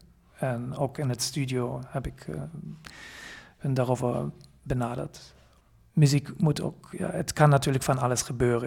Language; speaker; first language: Dutch; non-native, fluent; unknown